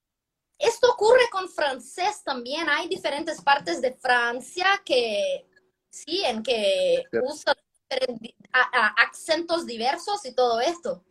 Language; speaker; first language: Spanish; non-native, fluent; Portuguese